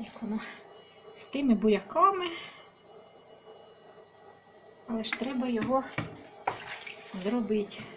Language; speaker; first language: Ukrainian; native; Ukrainian